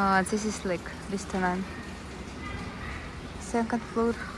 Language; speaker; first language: English; non-native, learner; Russian